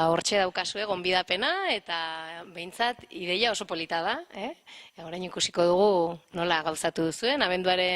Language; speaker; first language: Basque; native; Basque